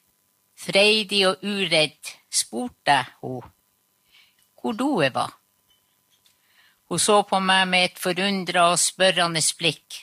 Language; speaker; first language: Norwegian; non-native, local second language; Northern Sami